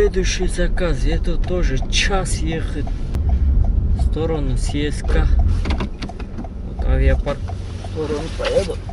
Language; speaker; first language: Russian; non-native, learner; Kyrgyz